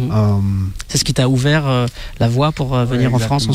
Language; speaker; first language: French; native; French